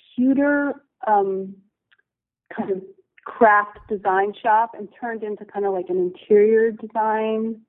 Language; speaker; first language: English; native; English